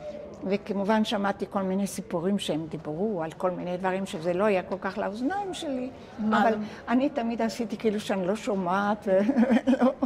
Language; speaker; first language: Hebrew; non-native, local second language; Ladino